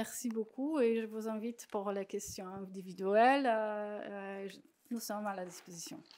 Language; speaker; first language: French; non-native, fluent; Polish